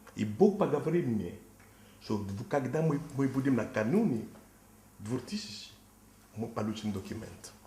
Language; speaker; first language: Russian; non-native, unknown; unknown